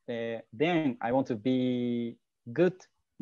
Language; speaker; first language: English; non-native, learner; Japanese